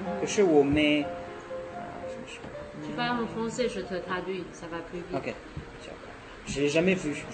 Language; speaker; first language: Chinese; non-native, learner; French